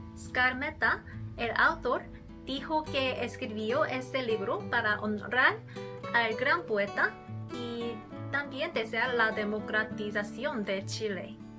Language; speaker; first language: Spanish; non-native, learner; Korean